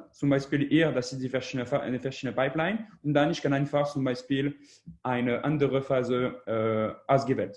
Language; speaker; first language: German; non-native, learner; French